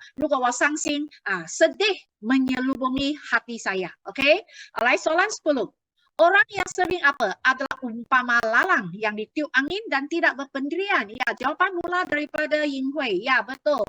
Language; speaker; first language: Malay; non-native, local second language; Chinese